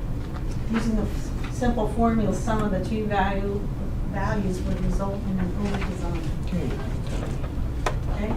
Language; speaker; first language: English; native; English